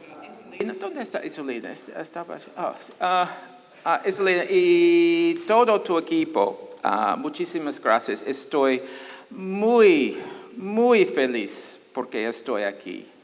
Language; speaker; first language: Spanish; non-native, fluent; English